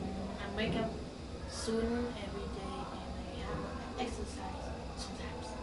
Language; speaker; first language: English; non-native, learner; Vietnamese